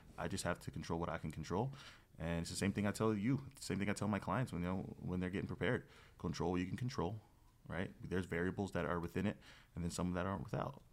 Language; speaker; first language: English; native; English